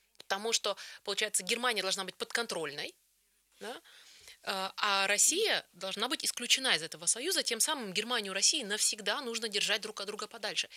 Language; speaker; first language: Russian; early bilingual, heritage; Russian